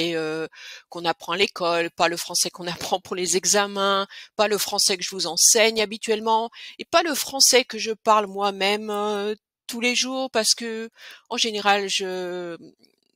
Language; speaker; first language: French; native; French